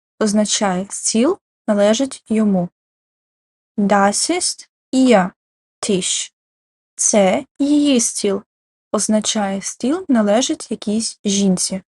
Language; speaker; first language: Ukrainian; native; Ukrainian